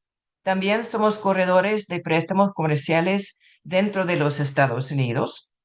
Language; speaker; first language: Spanish; non-native, fluent; English